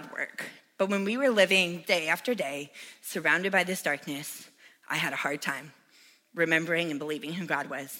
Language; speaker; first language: English; native; English